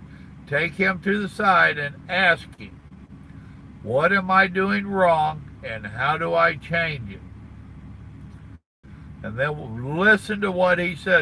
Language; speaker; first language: English; native; English